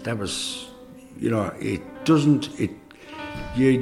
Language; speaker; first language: English; native; English